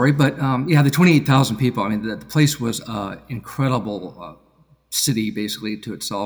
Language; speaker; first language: English; native; English